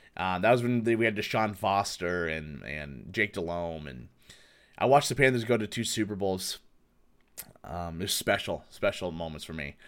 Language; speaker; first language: English; native; English